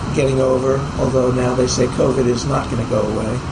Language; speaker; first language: English; native; English